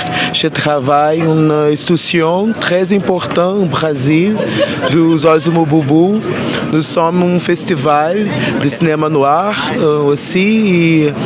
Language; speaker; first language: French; non-native, learner; Portuguese